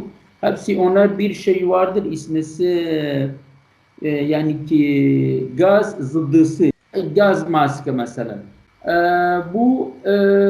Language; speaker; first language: Turkish; non-native, learner; Kurdish